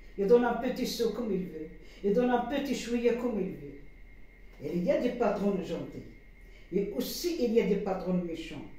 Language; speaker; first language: French; non-native, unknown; Arabic